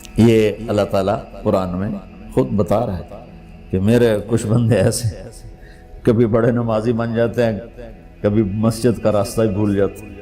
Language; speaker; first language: Urdu; non-native, local second language; Punjabi